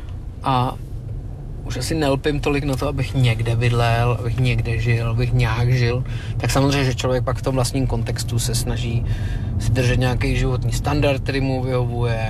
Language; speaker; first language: Czech; native; Czech